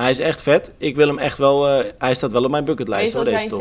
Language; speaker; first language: Dutch; native; Dutch